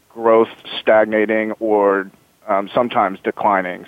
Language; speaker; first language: English; native; English